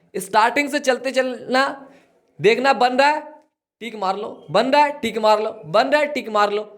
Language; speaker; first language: Hindi; native; Hindi